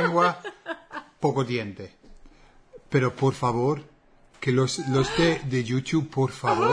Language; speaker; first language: Spanish; non-native, fluent; English